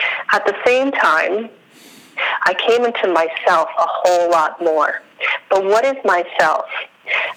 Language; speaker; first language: English; non-native, fluent; Spanish